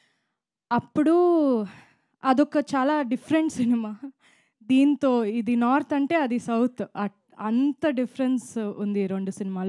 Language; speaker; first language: Telugu; non-native, local second language; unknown